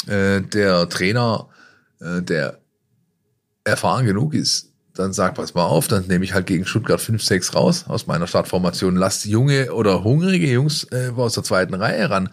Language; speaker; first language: German; native; German